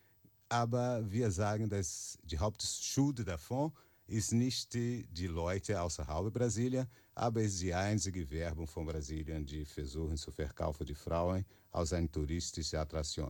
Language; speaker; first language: German; non-native, learner; Portuguese